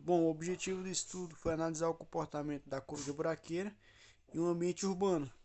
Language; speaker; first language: Portuguese; native; Portuguese